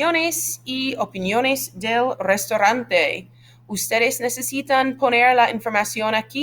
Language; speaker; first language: Spanish; non-native, fluent; English